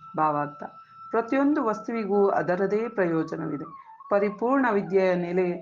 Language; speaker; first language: Kannada; native; Kannada